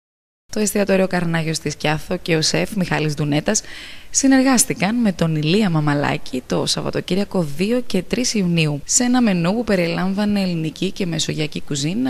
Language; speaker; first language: Greek; native; Greek